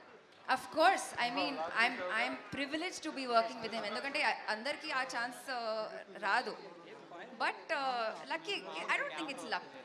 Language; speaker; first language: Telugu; non-native, learner; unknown